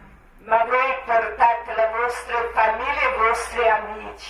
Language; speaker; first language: Italian; non-native, learner; Croatian